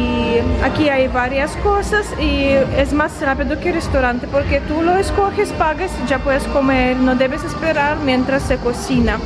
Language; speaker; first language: Spanish; non-native, fluent; Russian